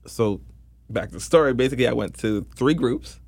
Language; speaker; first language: English; native; English